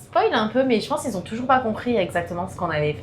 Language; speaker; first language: French; native; French